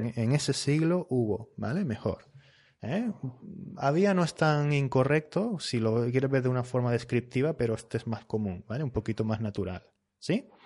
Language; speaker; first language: Spanish; native; Spanish